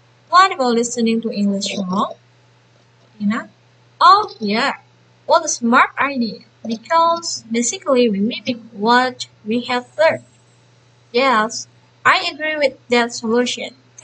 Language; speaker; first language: English; non-native, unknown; Indonesian